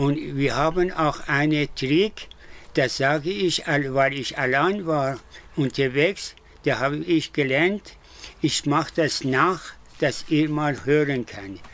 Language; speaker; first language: German; non-native, learner; Persian